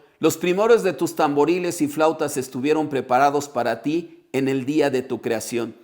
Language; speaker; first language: Spanish; native; Spanish